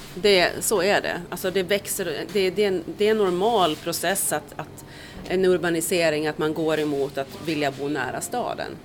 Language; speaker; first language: Swedish; native; Swedish